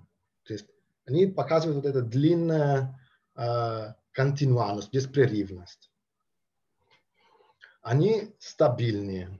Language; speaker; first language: Russian; non-native, fluent; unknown